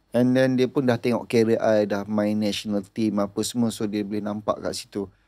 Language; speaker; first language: Malay; native; Malay